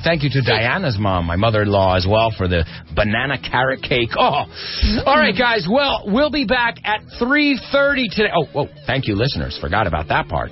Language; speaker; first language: English; native; English